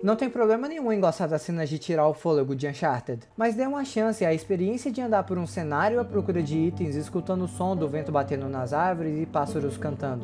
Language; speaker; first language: Portuguese; native; Portuguese